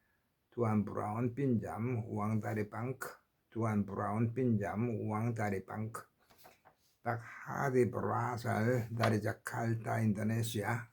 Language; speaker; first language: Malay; non-native, learner; Korean